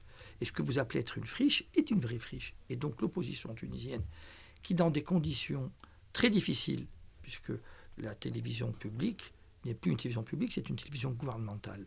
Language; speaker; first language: French; non-native, local second language; Arabic